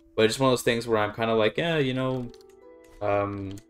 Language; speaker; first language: English; native; English